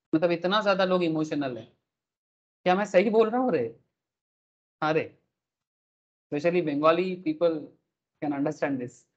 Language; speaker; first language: Hindi; non-native, local second language; Bangla